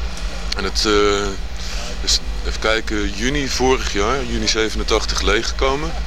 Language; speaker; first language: Dutch; native; Dutch